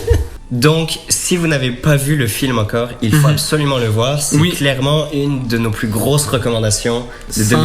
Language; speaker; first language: French; native; French